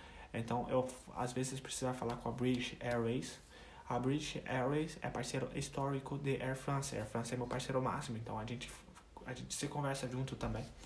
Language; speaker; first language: Portuguese; non-native, fluent; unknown